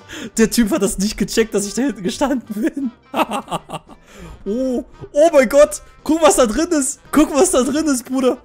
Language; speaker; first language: German; native; German